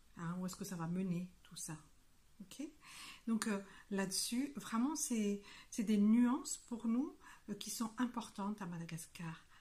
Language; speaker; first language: French; non-native, local second language; Malagasy